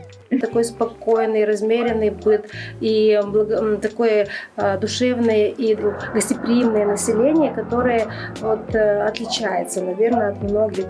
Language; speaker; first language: Russian; non-native, local second language; Bulgarian